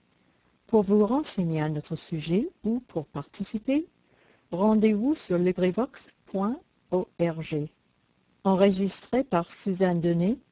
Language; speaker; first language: French; native; French